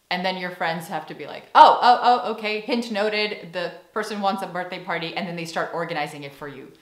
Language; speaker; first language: English; native; English